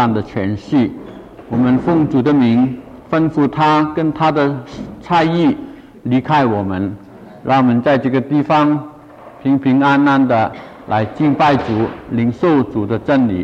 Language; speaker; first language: Chinese; non-native, local second language; Cantonese